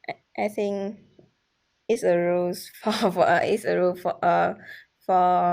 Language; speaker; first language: English; non-native, learner; Vietnamese